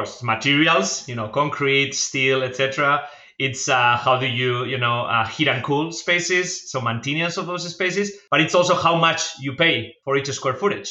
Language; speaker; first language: English; non-native, fluent; Spanish